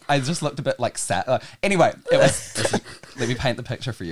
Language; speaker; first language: English; native; English